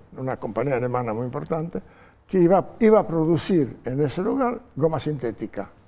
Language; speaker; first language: Spanish; non-native, fluent; Polish